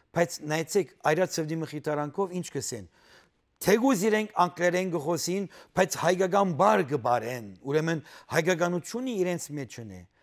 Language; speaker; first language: Armenian; early bilingual, heritage; Armenian